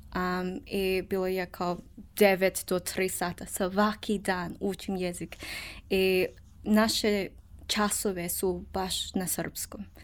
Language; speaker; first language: Serbian; non-native, learner; English